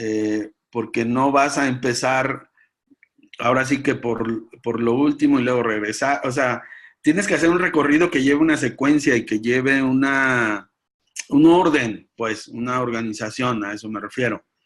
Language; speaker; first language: Spanish; native; Spanish